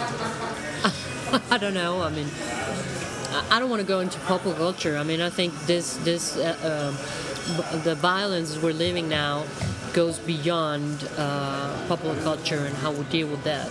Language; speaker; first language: English; non-native, fluent; Spanish